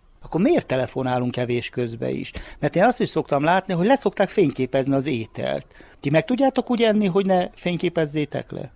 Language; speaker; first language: Hungarian; native; Hungarian